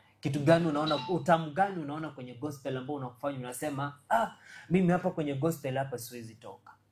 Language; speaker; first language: Swahili; non-native, local second language; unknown